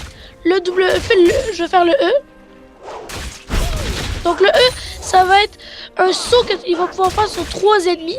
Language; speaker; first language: French; native; French